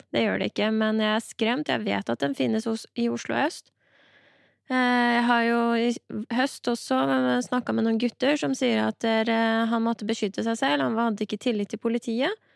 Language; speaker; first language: Norwegian; early bilingual, other home language; Persian